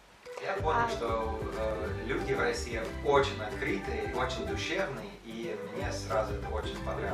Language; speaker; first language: Russian; non-native, fluent; English